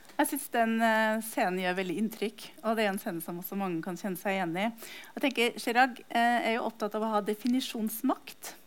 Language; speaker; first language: Norwegian; native; Norwegian